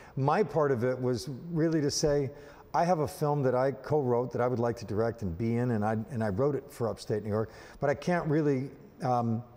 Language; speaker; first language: English; native; English